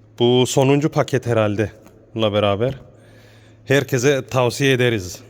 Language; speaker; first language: Turkish; early bilingual, heritage; Turkish